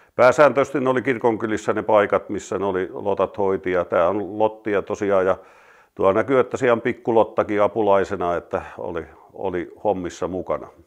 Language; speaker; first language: Finnish; native; Finnish